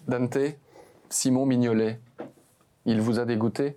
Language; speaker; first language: French; native; French